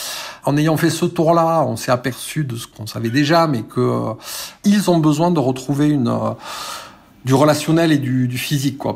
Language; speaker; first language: French; native; French